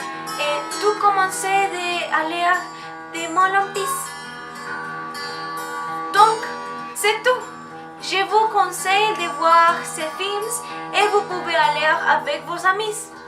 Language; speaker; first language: French; non-native, learner; Spanish